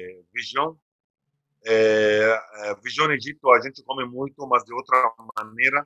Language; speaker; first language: Portuguese; non-native, fluent; Arabic